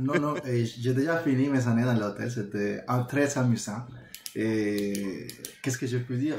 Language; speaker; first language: French; non-native, learner; Spanish